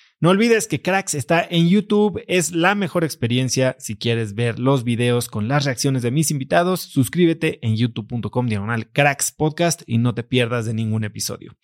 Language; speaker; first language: Spanish; native; Spanish